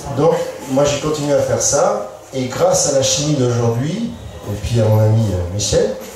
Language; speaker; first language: French; native; French